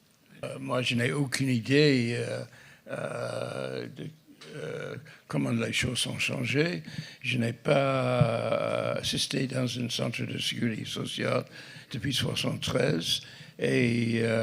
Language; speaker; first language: French; non-native, fluent; English